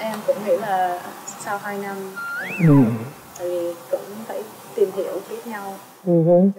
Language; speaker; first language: Vietnamese; early bilingual, heritage; Vietnamese